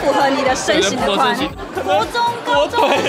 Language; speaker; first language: Chinese; native; Chinese